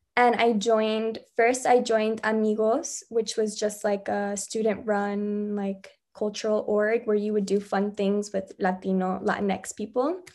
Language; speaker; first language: English; early bilingual, other home language; Spanish